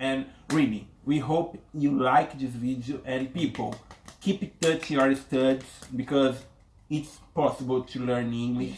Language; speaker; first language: English; non-native, learner; Portuguese